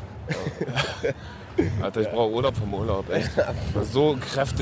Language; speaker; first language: German; native; German